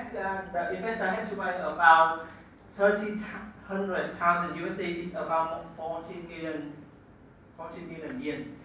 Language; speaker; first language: English; non-native, learner; Vietnamese